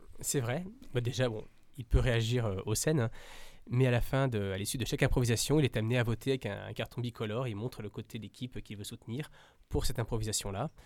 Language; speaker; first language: French; native; French